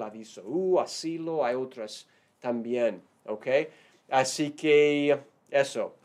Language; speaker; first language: Spanish; non-native, fluent; English